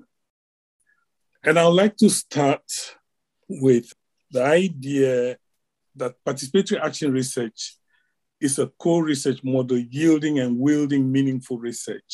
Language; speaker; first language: English; non-native, local second language; Ewe